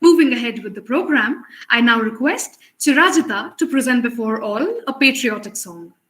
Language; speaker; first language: English; non-native, local second language; Hindi